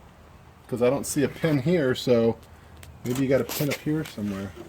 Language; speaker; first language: English; native; English